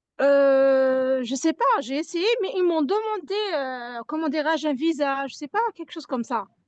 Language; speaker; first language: French; non-native, local second language; Arabic